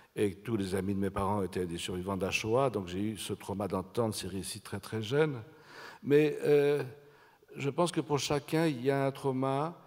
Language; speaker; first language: French; native; French